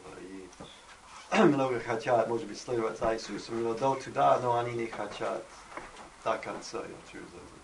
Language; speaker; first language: Russian; non-native, learner; English